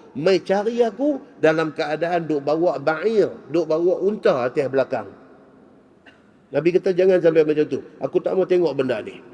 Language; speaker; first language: Malay; native; Malay